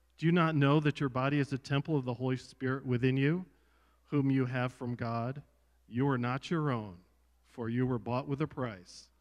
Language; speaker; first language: English; native; English